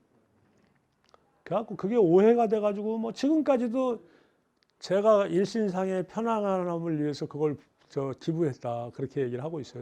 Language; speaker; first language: Korean; native; Korean